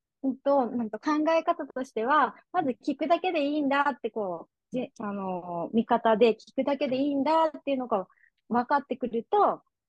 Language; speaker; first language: Japanese; native; Japanese